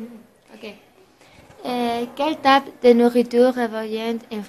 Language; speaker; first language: French; non-native, learner; Spanish